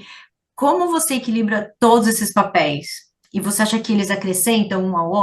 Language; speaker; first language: Portuguese; native; Portuguese